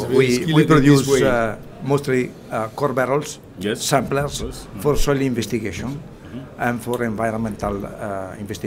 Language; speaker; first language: English; non-native, learner; Italian